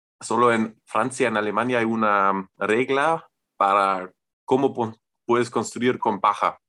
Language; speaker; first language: Spanish; non-native, fluent; German